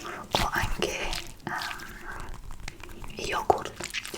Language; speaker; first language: Italian; non-native, fluent; English